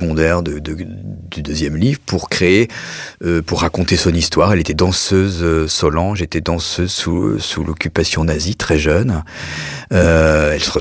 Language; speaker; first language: French; native; French